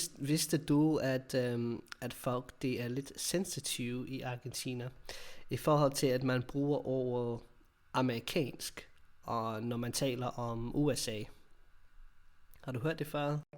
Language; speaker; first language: Danish; non-native, fluent; English